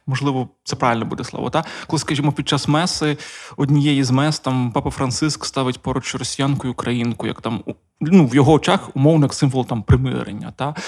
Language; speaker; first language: Ukrainian; non-native, local second language; Russian